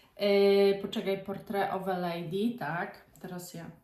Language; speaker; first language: Polish; native; Polish